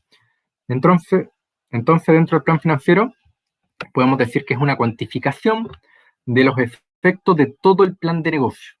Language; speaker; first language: Spanish; native; Spanish